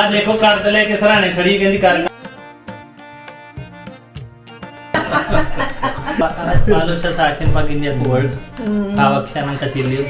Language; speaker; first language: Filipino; non-native, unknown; Hindi